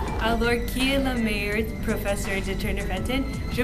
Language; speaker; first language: French; non-native, learner; English